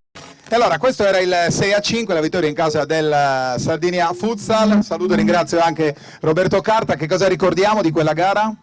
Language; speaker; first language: Italian; native; Italian